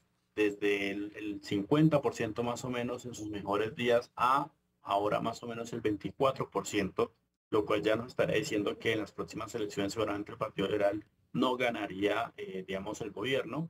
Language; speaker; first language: Spanish; native; Spanish